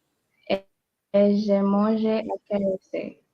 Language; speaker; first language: French; non-native, learner; English